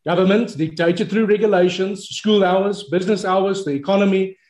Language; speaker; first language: English; non-native, local second language; Afrikaans